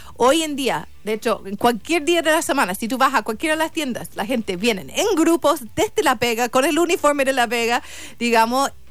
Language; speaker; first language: Spanish; non-native, fluent; English